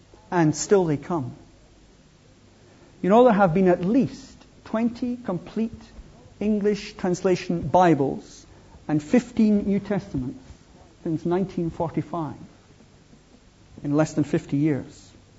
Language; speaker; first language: English; native; English